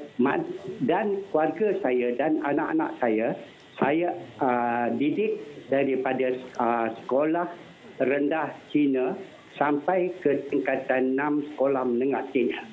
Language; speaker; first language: Malay; native; Malay